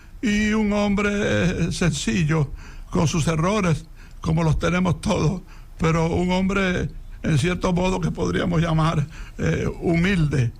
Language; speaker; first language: Spanish; native; Spanish